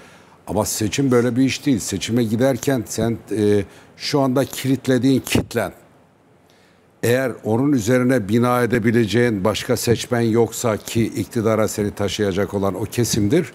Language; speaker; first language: Turkish; native; Turkish